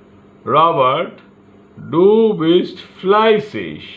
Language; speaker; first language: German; non-native, learner; Bangla